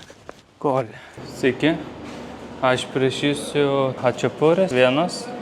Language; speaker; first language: Lithuanian; non-native, learner; Turkish